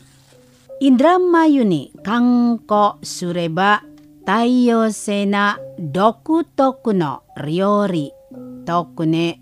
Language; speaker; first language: Japanese; non-native, fluent; Indonesian